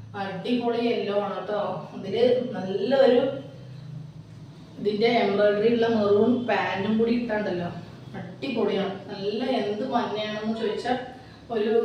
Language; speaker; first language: Malayalam; native; Malayalam